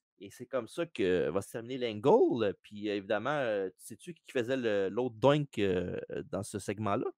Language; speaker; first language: French; native; French